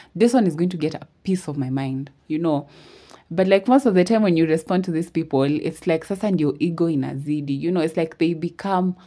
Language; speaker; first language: English; non-native, local second language; Swahili